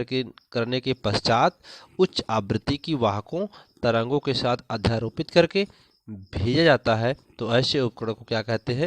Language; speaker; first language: Hindi; native; Hindi